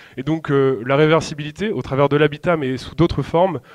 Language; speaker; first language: French; native; French